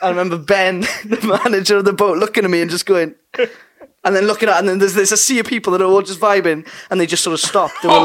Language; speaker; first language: English; native; English